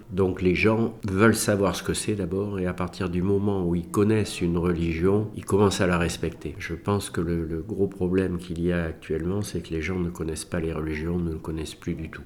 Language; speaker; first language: French; native; French